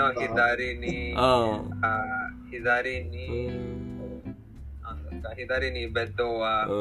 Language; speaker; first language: Japanese; non-native, learner; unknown